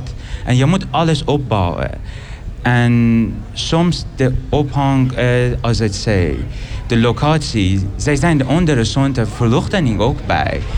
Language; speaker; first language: Dutch; non-native, learner; Persian